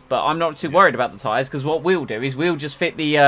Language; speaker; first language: English; native; English